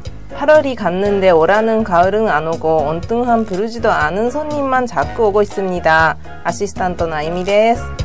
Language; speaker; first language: Korean; non-native, learner; Japanese